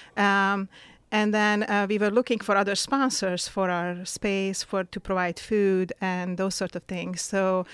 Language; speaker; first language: English; non-native, fluent; Hungarian